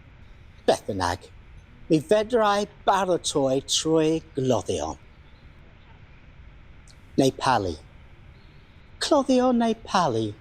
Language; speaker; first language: Welsh; non-native, learner; English